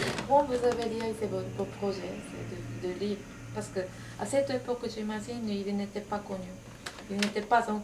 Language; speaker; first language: French; non-native, fluent; Japanese